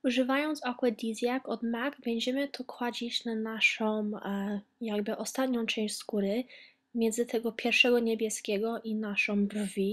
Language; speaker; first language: Polish; early bilingual, heritage; Polish